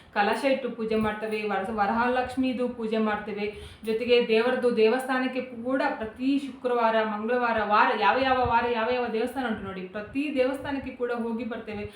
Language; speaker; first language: Kannada; non-native, local second language; Konkani